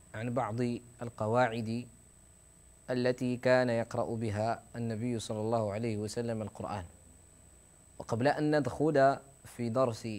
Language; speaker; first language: Arabic; native; Arabic